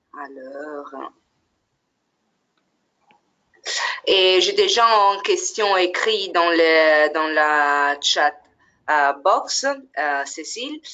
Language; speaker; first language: French; non-native, fluent; Italian